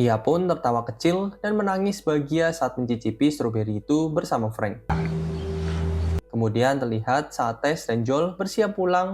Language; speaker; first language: Indonesian; native; Indonesian